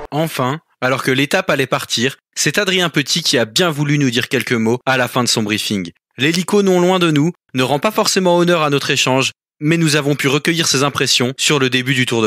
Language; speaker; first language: French; native; French